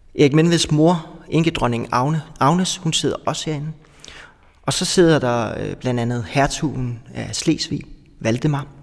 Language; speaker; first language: Danish; native; Danish